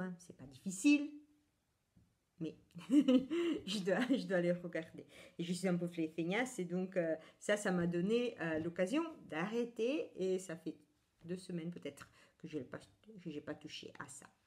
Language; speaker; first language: French; non-native, fluent; Italian